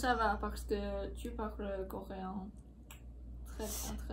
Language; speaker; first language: French; non-native, learner; English